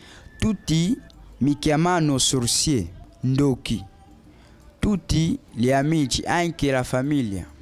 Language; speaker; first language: Italian; non-native, learner; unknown